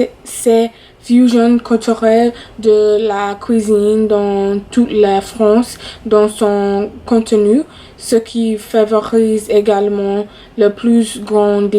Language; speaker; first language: French; non-native, fluent; English